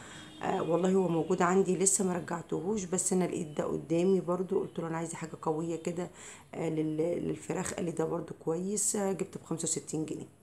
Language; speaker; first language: Arabic; native; Arabic